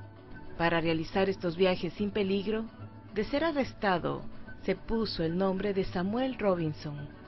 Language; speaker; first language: Spanish; native; Spanish